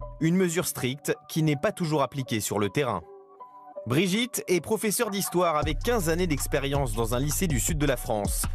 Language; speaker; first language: French; native; French